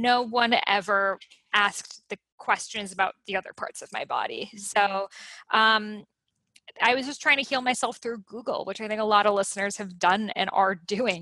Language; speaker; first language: English; early bilingual, other home language; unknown